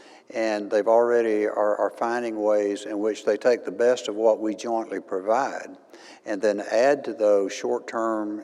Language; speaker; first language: English; native; English